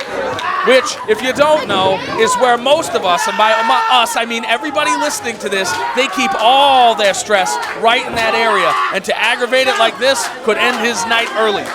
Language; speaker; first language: English; native; English